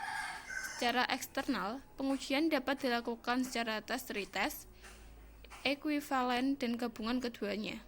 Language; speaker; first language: Indonesian; native; Indonesian